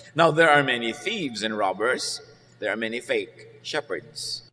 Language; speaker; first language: English; non-native, local second language; Filipino